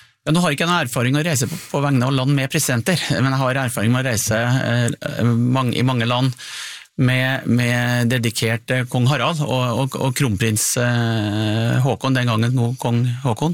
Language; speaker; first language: Norwegian; native; Norwegian